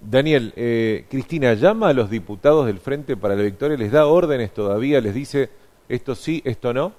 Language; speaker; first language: Spanish; native; Spanish